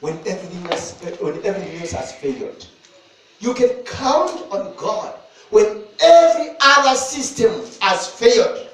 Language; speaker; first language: English; non-native, local second language; Swahili